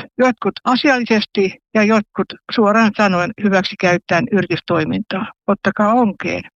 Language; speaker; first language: Finnish; native; Finnish